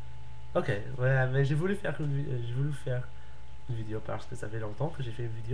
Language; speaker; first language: French; non-native, learner; English